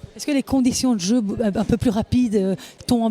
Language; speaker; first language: French; native; French